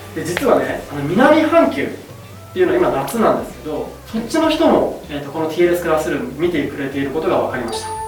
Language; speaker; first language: Japanese; native; Japanese